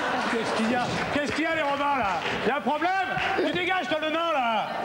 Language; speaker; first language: French; native; French